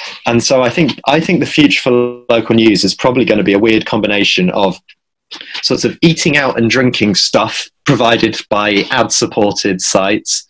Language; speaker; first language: English; native; English